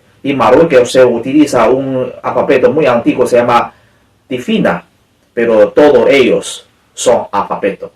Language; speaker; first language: Spanish; non-native, learner; Chinese